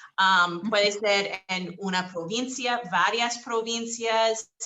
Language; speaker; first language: Spanish; non-native, fluent; English